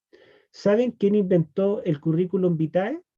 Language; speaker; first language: Spanish; native; Spanish